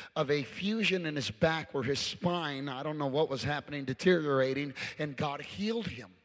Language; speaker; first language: English; early bilingual, other home language; Spanish